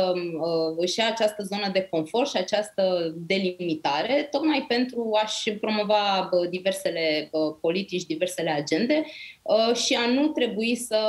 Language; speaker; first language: Romanian; native; Romanian